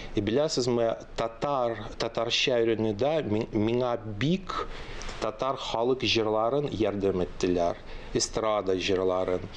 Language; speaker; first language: Tatar; non-native, local second language; Russian